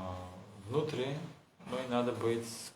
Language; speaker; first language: Russian; non-native, learner; Bulgarian